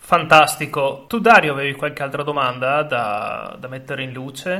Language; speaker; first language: Italian; native; Italian